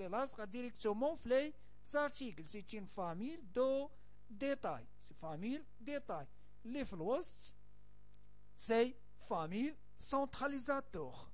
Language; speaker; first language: French; non-native, local second language; Arabic